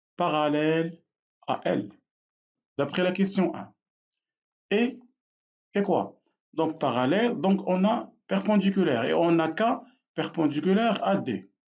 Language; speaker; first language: French; non-native, local second language; Arabic